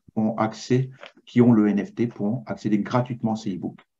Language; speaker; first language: French; native; French